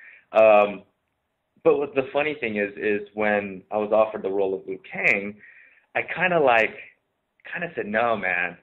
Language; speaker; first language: English; native; English